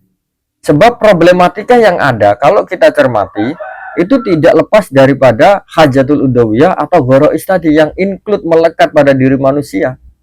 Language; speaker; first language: Indonesian; native; Indonesian